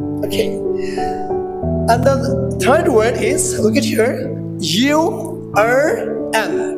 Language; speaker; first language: English; non-native, local second language; Bangla